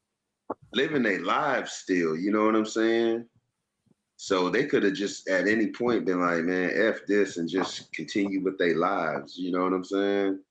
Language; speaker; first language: English; native; English